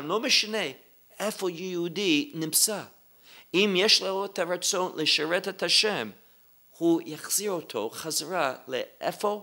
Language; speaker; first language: Hebrew; non-native, fluent; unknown